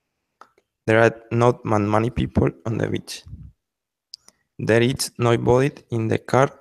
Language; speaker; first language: English; non-native, learner; Spanish